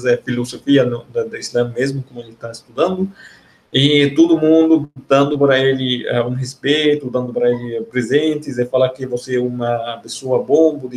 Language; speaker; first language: Portuguese; non-native, fluent; Arabic